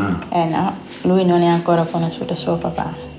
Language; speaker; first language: Italian; non-native, learner; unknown